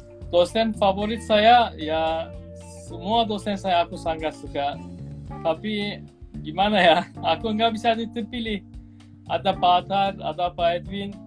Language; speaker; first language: Indonesian; non-native, fluent; Turkish